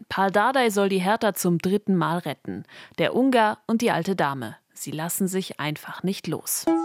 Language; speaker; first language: German; native; German